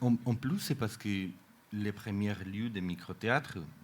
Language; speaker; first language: French; non-native, fluent; Spanish